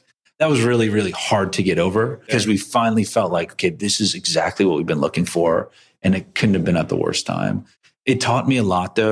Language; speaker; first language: English; native; English